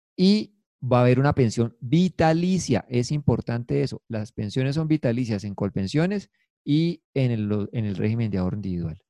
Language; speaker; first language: Spanish; native; Spanish